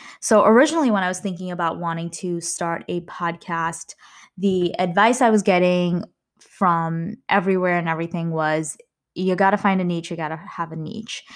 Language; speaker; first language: English; early bilingual, other home language; Malayalam